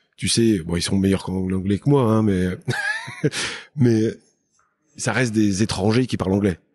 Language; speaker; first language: French; native; French